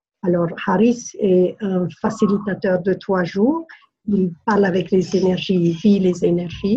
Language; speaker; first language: French; non-native, fluent; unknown